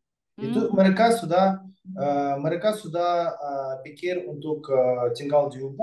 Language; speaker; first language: Indonesian; non-native, fluent; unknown